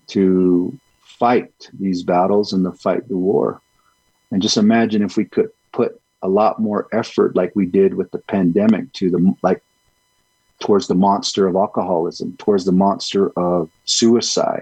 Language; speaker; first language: English; early bilingual, other home language; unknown